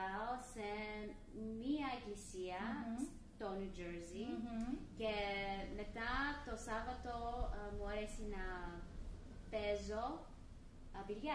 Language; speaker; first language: Greek; early bilingual, heritage; English